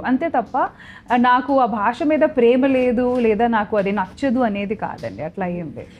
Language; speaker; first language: Telugu; non-native, local second language; Odia